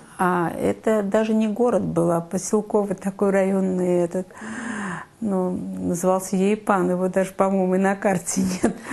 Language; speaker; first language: Russian; native; Russian